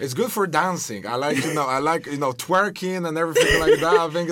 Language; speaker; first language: English; non-native, fluent; Polish